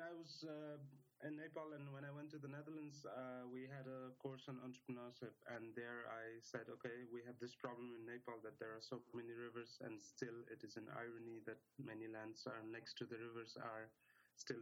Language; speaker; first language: English; non-native, local second language; Nepali